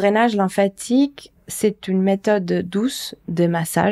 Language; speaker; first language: French; non-native, fluent; Portuguese